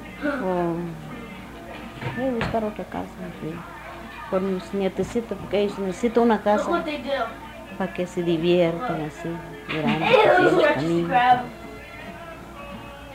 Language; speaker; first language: Spanish; non-native, local second language; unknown